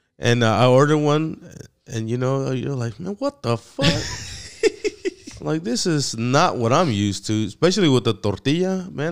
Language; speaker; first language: English; early bilingual, other home language; Spanish